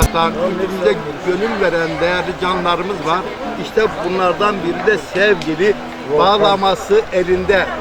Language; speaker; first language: Turkish; non-native, local second language; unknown